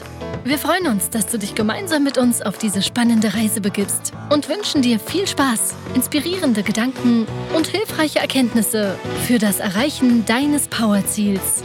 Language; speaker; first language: German; native; German